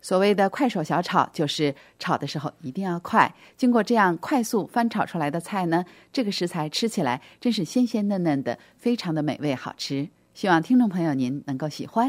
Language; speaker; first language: Chinese; native; Chinese